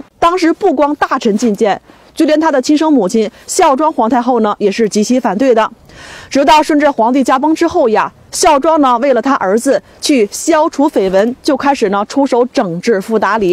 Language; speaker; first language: Chinese; native; Chinese